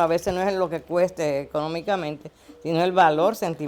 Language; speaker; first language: Spanish; native; Spanish